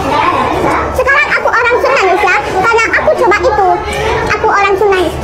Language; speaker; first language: Indonesian; non-native, learner; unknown